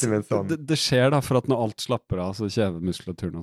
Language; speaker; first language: Norwegian; native; Norwegian